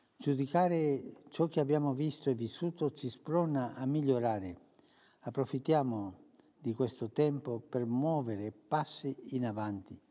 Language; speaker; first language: Italian; early bilingual, heritage; Spanish